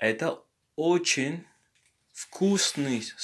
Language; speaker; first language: Russian; non-native, learner; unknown